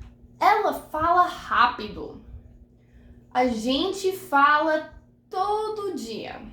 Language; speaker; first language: Portuguese; non-native, fluent; English